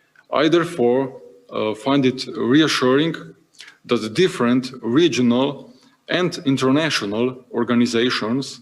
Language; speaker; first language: English; non-native, fluent; Slovenian